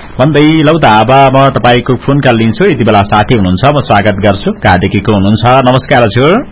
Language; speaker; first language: Nepali; non-native, local second language; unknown